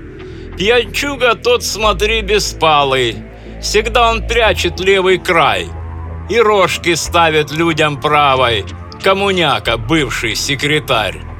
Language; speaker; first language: Russian; native; Russian